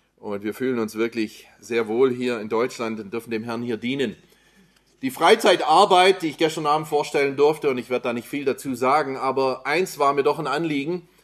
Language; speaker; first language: German; native; German